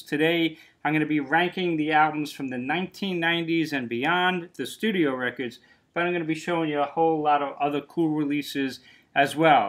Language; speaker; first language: English; native; English